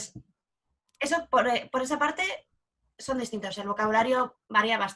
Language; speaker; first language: Spanish; native; Spanish